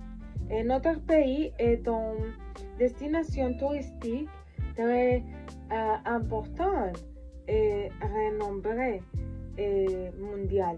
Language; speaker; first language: French; non-native, learner; Spanish